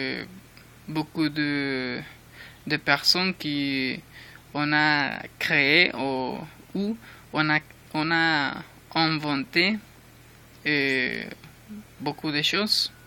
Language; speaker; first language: French; non-native, learner; Spanish